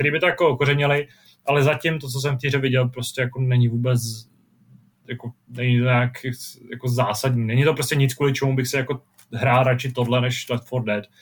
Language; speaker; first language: Czech; native; Czech